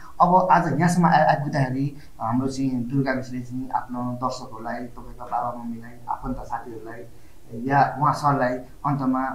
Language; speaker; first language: Nepali; non-native, local second language; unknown